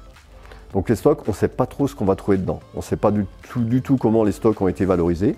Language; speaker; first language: French; native; French